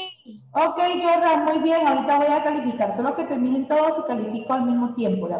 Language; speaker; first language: Spanish; native; Spanish